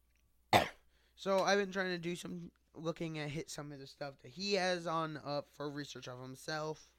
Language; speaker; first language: English; native; English